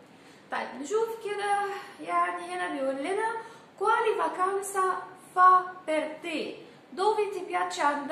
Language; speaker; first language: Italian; non-native, fluent; Arabic